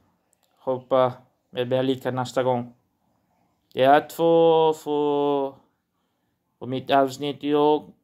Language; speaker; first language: Swedish; non-native, learner; Portuguese